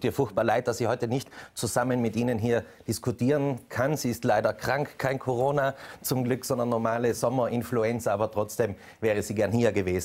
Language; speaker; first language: German; native; German